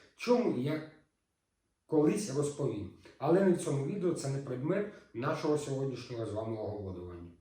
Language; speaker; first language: Ukrainian; native; Ukrainian